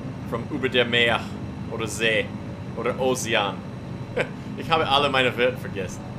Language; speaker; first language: German; non-native, learner; English